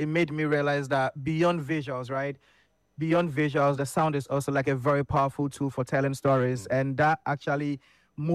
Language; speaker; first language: English; non-native, fluent; French